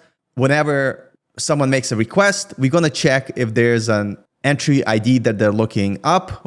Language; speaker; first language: English; native; English